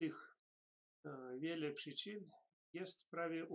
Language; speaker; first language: Polish; non-native, learner; Russian